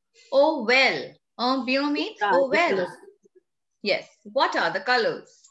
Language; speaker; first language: English; non-native, local second language; Hindi